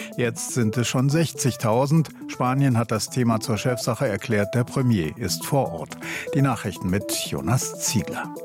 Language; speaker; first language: German; native; German